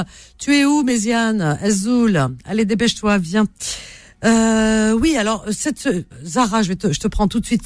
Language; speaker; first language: French; native; French